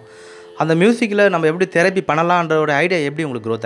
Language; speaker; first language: Tamil; native; Tamil